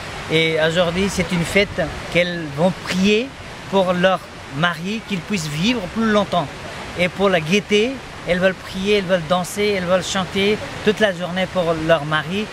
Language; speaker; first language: French; non-native, fluent; Nepali